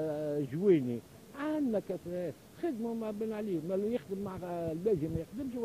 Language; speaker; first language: Arabic; native; Arabic